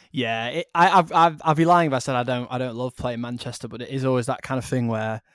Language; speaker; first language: English; native; English